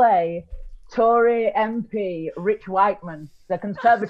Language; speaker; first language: English; native; English